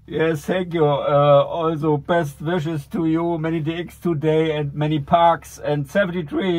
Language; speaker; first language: English; non-native, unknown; German